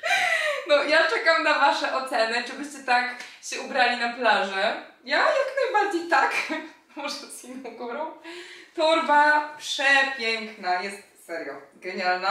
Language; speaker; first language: Polish; native; Polish